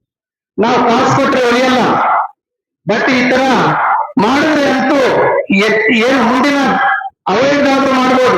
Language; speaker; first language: Kannada; native; Kannada